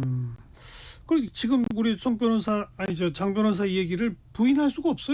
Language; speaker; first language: Korean; native; Korean